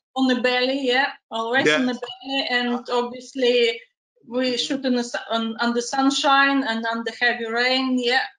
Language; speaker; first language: English; non-native, fluent; Ukrainian